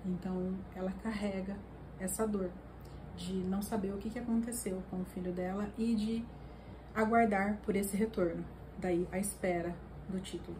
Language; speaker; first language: Portuguese; native; Portuguese